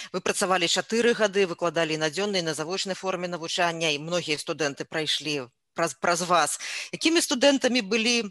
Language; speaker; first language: Belarusian; native; Belarusian